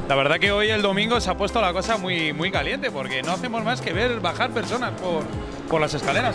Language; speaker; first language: Spanish; native; Spanish